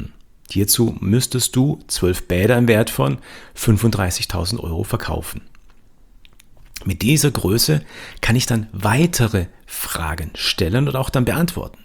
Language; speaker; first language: German; native; German